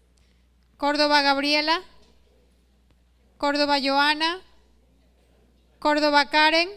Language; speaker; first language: Spanish; native; Spanish